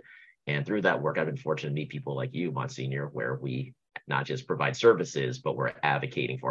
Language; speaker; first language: English; early bilingual, other home language; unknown